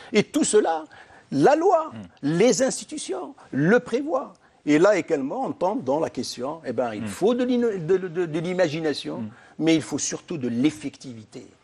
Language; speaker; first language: French; non-native, local second language; Arabic